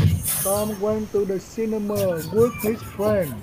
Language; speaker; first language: English; non-native, fluent; Vietnamese